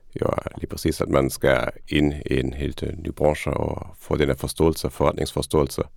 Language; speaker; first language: Danish; non-native, fluent; Luxembourgish